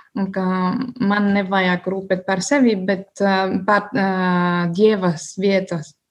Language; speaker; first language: Latvian; non-native, learner; German